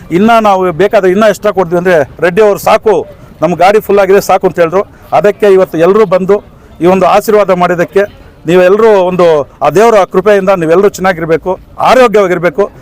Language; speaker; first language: Kannada; native; Kannada